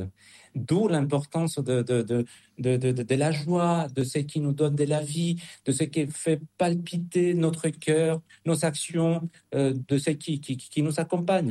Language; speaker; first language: French; non-native, fluent; Spanish